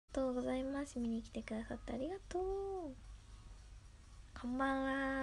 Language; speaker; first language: Japanese; native; Japanese